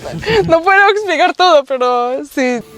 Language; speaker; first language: Spanish; non-native, fluent; German